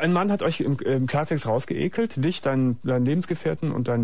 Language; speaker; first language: German; native; German